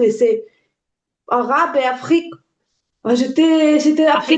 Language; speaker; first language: French; non-native, learner; Ukrainian